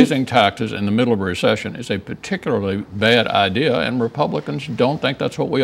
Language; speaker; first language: English; native; English